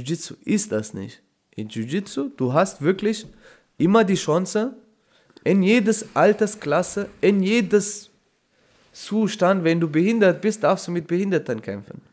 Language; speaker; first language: German; non-native, fluent; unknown